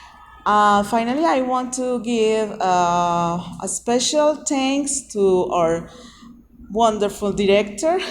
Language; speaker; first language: English; non-native, learner; Spanish